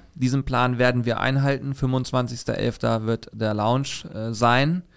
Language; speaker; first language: German; native; German